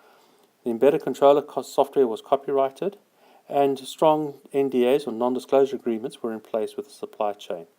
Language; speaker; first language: English; native; English